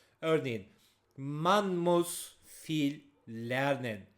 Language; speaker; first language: German; non-native, fluent; Turkish